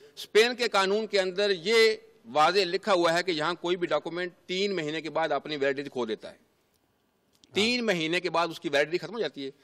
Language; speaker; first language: Urdu; non-native, local second language; Punjabi